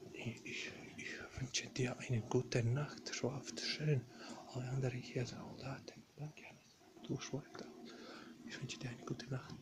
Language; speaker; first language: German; non-native, learner; Bosnian